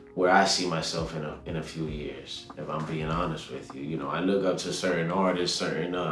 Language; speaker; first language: English; early bilingual, other home language; Spanish